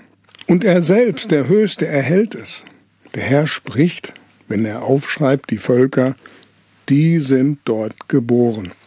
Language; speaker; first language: German; native; German